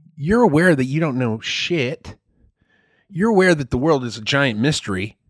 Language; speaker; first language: English; native; English